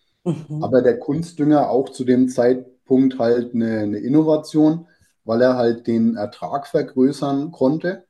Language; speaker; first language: German; native; German